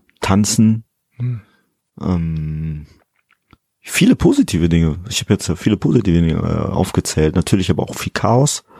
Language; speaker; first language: German; early bilingual, other home language; Fula